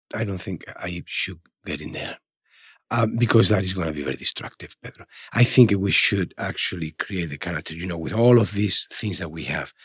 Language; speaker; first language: English; non-native, fluent; Spanish